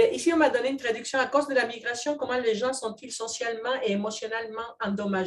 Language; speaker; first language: French; non-native, fluent; Spanish